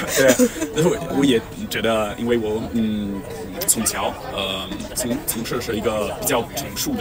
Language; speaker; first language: Chinese; non-native, fluent; Italian